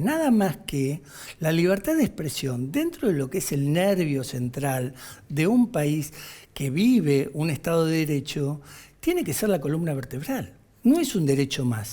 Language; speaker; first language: Spanish; native; Spanish